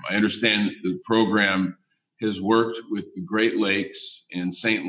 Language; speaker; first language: English; native; English